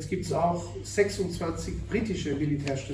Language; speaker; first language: German; native; German